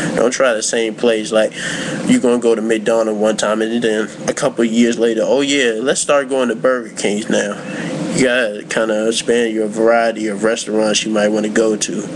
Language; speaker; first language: English; native; English